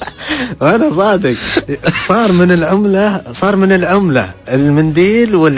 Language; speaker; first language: Arabic; native; Arabic